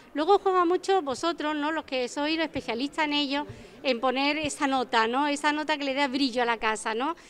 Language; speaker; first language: Spanish; native; Spanish